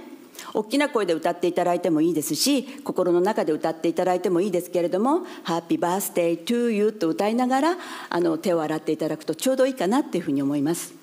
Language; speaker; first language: Japanese; native; Japanese